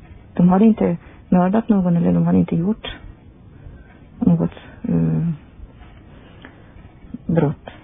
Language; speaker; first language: Swedish; non-native, fluent; Persian